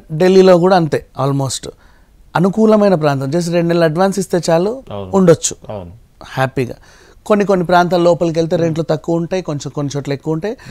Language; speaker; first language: Telugu; native; Telugu